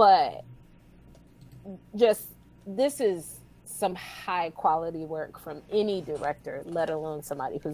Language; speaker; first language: English; native; English